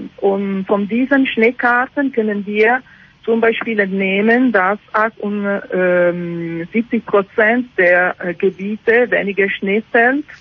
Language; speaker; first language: German; non-native, learner; Italian